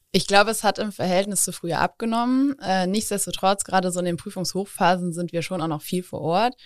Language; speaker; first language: German; native; German